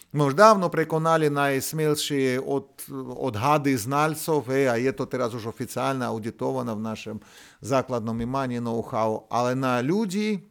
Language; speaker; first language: Slovak; non-native, fluent; Russian